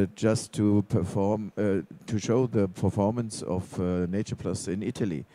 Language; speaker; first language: English; non-native, fluent; German